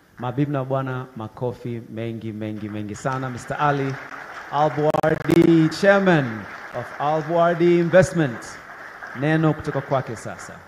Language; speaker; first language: Swahili; native; Swahili